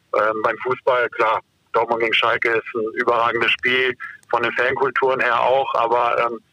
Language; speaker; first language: German; native; German